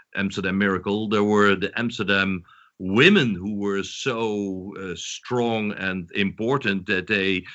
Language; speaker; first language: English; non-native, fluent; Dutch